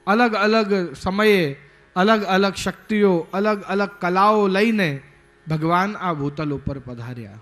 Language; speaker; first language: Hindi; non-native, local second language; Gujarati